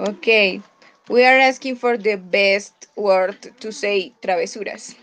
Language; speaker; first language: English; non-native, fluent; Spanish